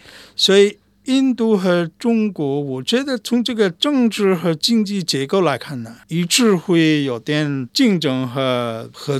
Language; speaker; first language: Chinese; non-native, fluent; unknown